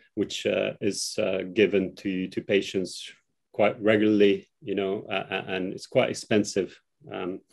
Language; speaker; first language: English; non-native, fluent; Albanian